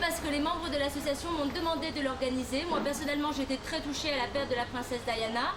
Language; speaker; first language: French; native; French